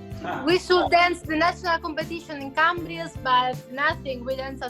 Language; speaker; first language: English; non-native, fluent; Italian